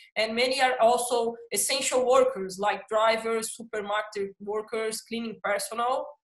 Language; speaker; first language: English; non-native, fluent; Portuguese